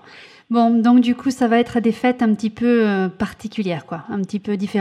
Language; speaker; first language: French; native; French